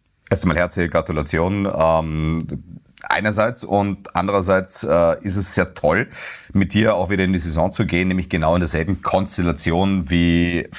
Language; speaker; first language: German; native; German